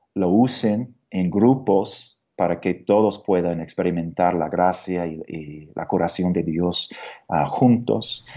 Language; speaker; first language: Spanish; non-native, fluent; English